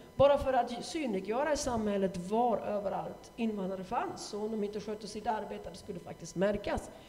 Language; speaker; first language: Swedish; non-native, fluent; German